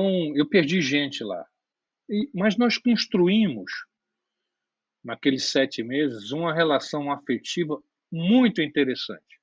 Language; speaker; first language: Portuguese; native; Portuguese